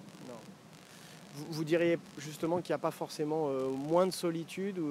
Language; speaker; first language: French; native; French